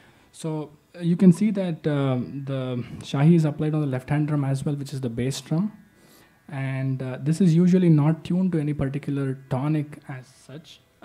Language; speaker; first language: English; non-native, local second language; Kannada